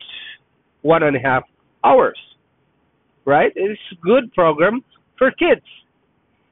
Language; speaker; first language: English; non-native, local second language; Filipino